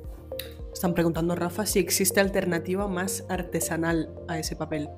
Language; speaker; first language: Spanish; native; Spanish